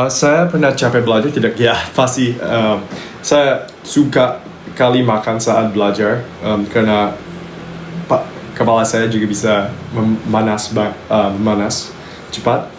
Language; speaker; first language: Indonesian; non-native, local second language; English